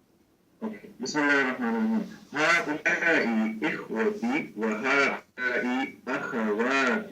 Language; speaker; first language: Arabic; non-native, learner; English